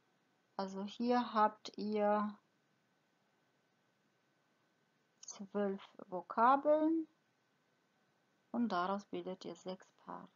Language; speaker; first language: German; non-native, fluent; Croatian